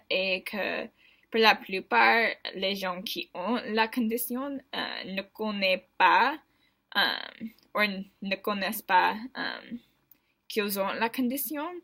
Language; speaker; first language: French; non-native, learner; English